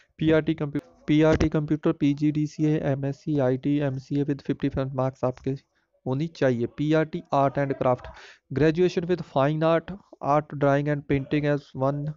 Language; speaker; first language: Hindi; non-native, local second language; Punjabi